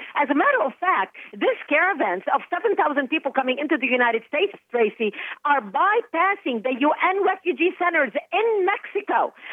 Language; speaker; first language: English; non-native, fluent; Arabic